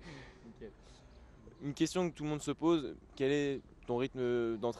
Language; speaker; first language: French; native; French